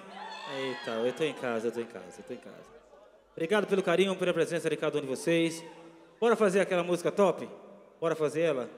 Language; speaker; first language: Portuguese; native; Portuguese